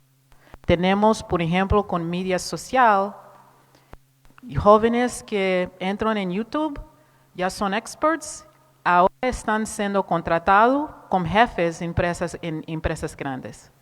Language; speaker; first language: Spanish; non-native, fluent; Portuguese